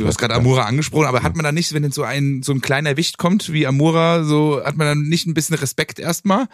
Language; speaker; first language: German; native; German